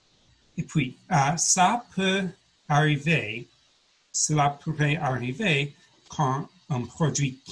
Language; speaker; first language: French; non-native, learner; English